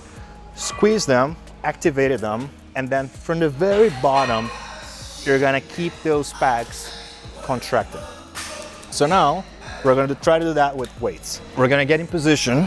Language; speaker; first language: English; non-native, fluent; Portuguese